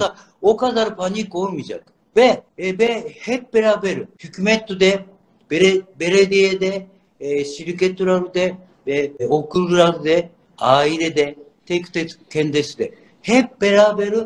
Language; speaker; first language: Turkish; non-native, learner; Japanese